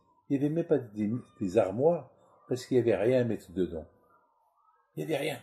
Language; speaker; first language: French; non-native, local second language; Arabic